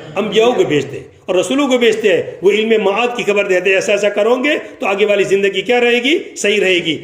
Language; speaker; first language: Urdu; non-native, local second language; Gujarati